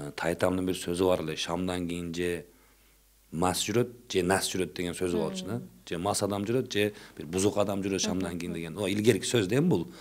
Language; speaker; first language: Kyrgyz; non-native, local second language; Uzbek